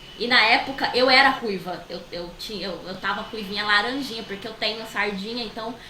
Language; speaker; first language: Portuguese; native; Portuguese